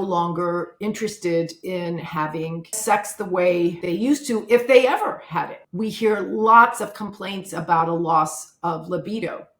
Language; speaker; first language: English; native; English